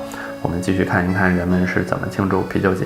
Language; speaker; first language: Chinese; native; Chinese